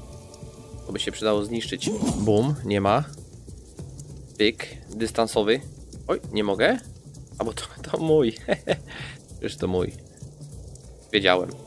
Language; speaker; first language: Polish; native; Polish